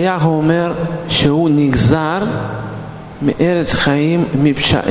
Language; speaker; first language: Hebrew; non-native, fluent; Russian